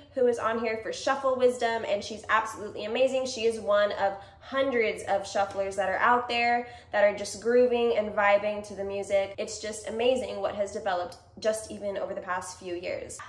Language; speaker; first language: English; native; English